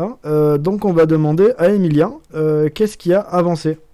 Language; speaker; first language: French; native; French